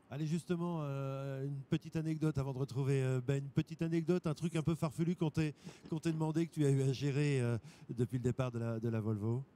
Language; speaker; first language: French; native; French